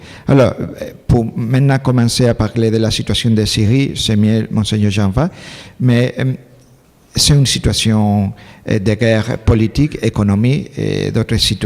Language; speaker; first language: French; non-native, learner; Spanish